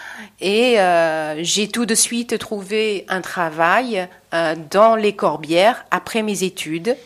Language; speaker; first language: French; non-native, fluent; Chinese